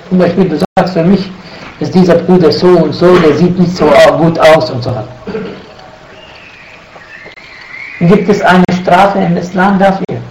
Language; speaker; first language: German; non-native, fluent; Arabic